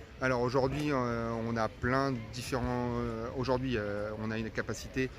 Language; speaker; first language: French; native; French